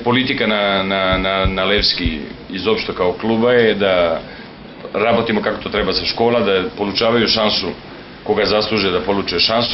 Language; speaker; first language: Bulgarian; non-native, learner; Serbian